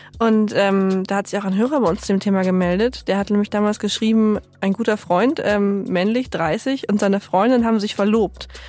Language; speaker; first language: German; native; German